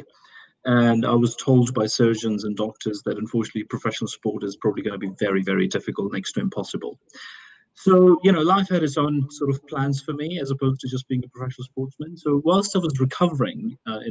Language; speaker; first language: English; non-native, local second language; Urdu